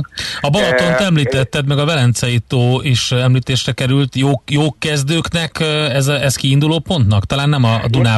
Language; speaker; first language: Hungarian; native; Hungarian